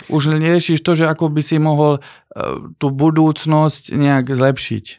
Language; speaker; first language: Slovak; non-native, local second language; Hungarian